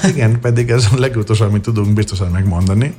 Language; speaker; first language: Hungarian; non-native, fluent; Greek